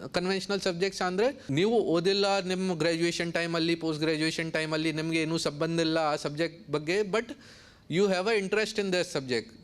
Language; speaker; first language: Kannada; non-native, learner; Hindi